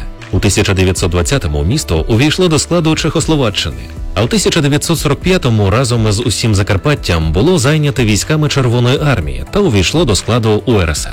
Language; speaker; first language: Ukrainian; native; Ukrainian